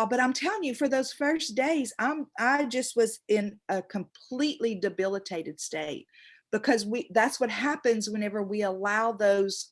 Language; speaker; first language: English; native; English